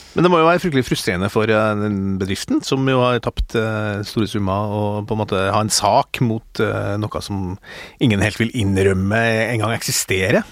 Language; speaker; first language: Norwegian; native; Norwegian